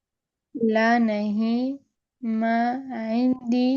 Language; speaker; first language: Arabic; non-native, learner; Urdu